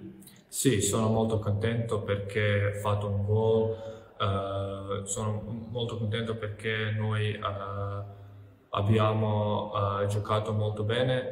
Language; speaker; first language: Italian; non-native, learner; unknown